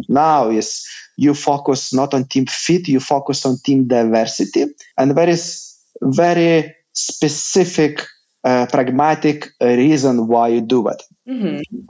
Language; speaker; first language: English; non-native, fluent; Lithuanian